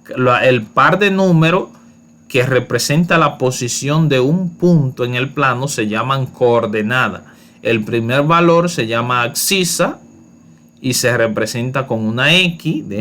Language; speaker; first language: Spanish; native; Spanish